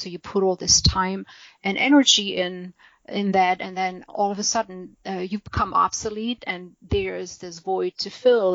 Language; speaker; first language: English; non-native, fluent; German